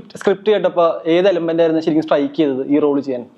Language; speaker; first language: Malayalam; native; Malayalam